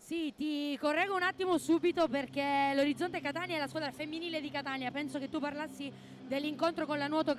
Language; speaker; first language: Italian; native; Italian